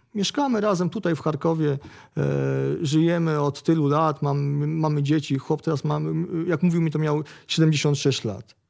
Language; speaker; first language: Polish; native; Polish